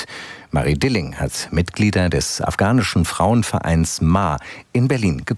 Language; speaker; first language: German; native; German